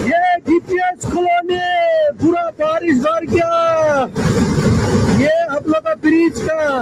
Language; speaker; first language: Hindi; non-native, local second language; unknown